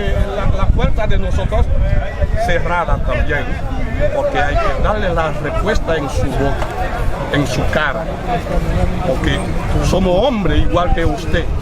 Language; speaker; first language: Spanish; non-native, fluent; Haitian Creole